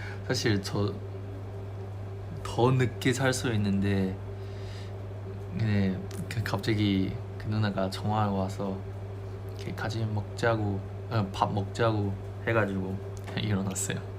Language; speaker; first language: Korean; non-native, fluent; Chinese